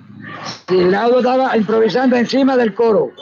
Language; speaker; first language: Spanish; native; Spanish